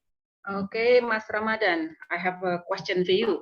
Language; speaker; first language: English; non-native, fluent; Indonesian